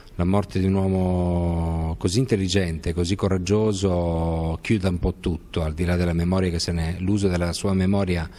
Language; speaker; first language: Italian; native; Italian